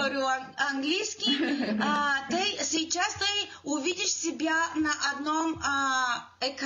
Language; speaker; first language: Russian; non-native, learner; Bulgarian